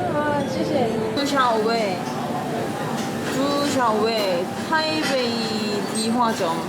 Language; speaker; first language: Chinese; non-native, learner; Korean